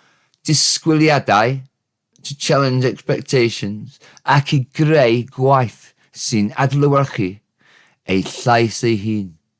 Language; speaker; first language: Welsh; non-native, learner; English